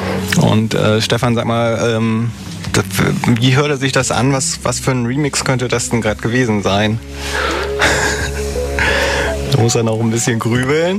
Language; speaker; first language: German; native; German